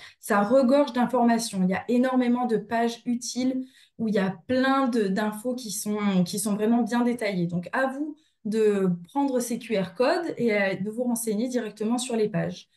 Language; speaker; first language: French; native; French